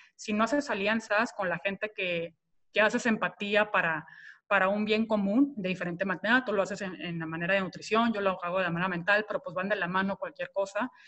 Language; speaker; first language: Spanish; native; Spanish